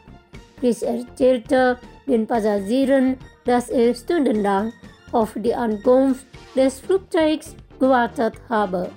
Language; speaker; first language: German; non-native, fluent; Indonesian